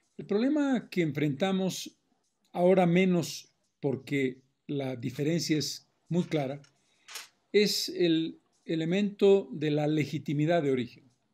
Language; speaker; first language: Spanish; native; Spanish